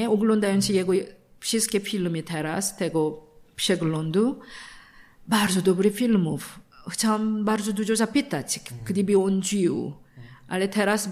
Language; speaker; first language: Polish; non-native, learner; Korean